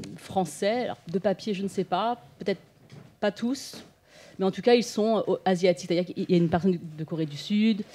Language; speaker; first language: French; native; French